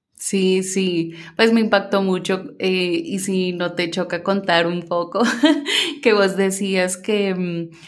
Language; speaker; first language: Spanish; early bilingual, heritage; Spanish